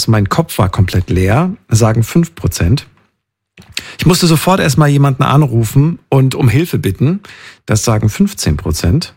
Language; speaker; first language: German; native; German